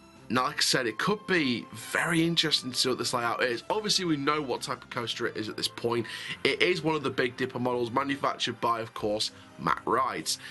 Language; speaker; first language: English; native; English